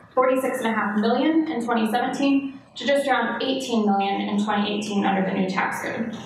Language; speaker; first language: English; native; English